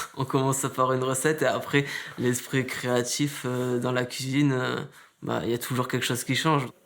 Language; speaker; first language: French; native; French